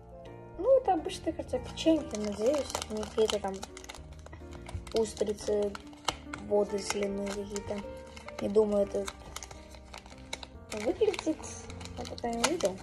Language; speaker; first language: Russian; early bilingual, heritage; Russian